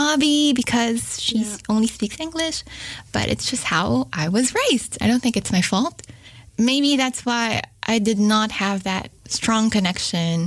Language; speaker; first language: English; native; English